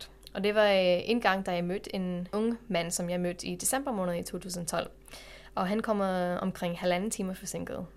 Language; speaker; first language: Danish; non-native, fluent; English